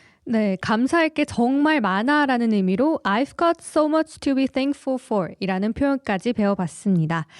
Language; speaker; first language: Korean; native; Korean